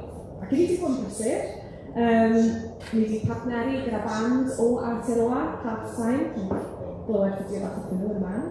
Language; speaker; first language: Welsh; native; Welsh